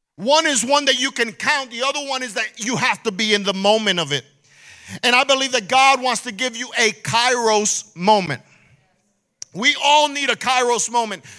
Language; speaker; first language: English; early bilingual, other home language; Spanish